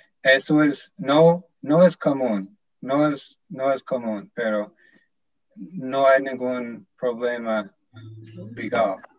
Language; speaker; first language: Spanish; non-native, fluent; English